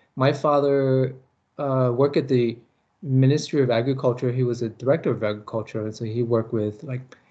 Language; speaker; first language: English; early bilingual, other home language; Lao